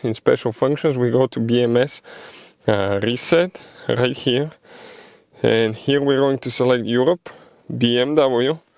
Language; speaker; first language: English; non-native, fluent; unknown